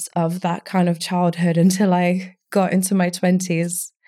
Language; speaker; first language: English; early bilingual, other home language; Romanian